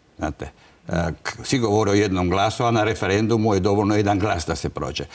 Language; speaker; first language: Croatian; non-native, local second language; Italian